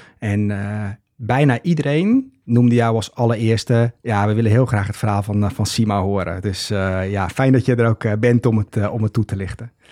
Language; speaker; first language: Dutch; native; Dutch